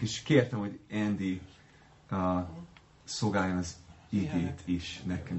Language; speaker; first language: Hungarian; non-native, fluent; English